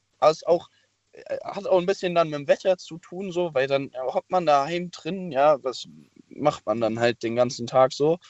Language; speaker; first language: German; native; German